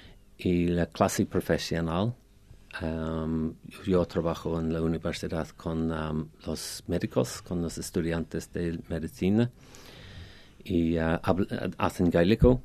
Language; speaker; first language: Spanish; non-native, fluent; English